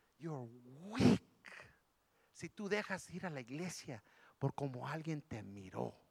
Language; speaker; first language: Spanish; early bilingual, heritage; Spanish